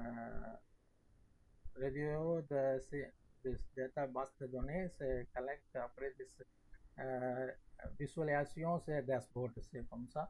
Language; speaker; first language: French; non-native, learner; Tamil